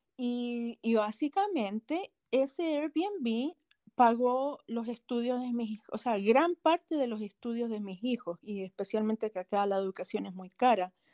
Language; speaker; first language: Spanish; early bilingual, heritage; Spanish